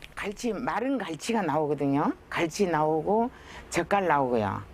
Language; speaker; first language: Korean; native; Korean